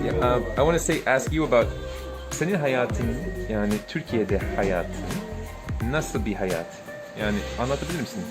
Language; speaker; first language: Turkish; non-native, learner; English